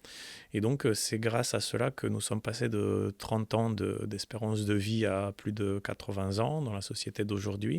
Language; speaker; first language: French; native; French